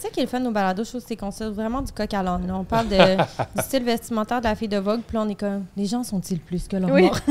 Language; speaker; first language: French; native; French